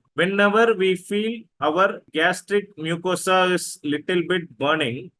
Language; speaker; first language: English; non-native, local second language; Tamil